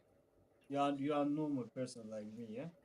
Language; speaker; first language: English; non-native, fluent; Arabic